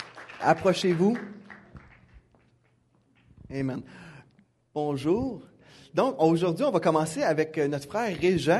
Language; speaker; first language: French; native; French